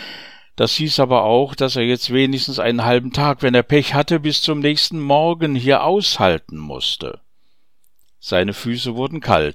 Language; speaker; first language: German; native; German